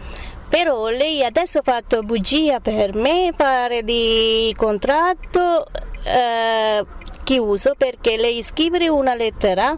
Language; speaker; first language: Italian; non-native, learner; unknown